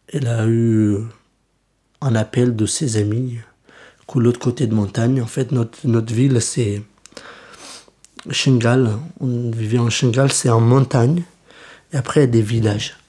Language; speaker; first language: French; early bilingual, other home language; Kurdish